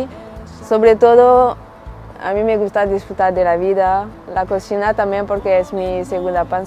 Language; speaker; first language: Spanish; non-native, learner; French